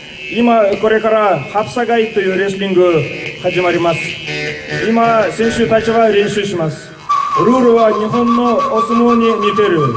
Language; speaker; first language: Japanese; non-native, fluent; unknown